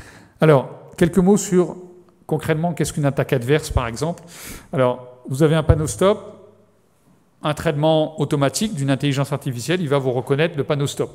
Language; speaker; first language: French; native; French